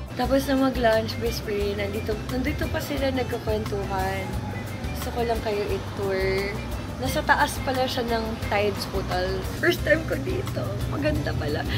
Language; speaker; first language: Filipino; non-native, local second language; Cebuano